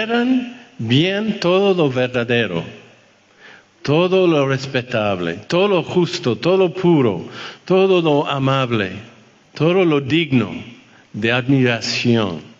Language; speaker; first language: Spanish; non-native, fluent; French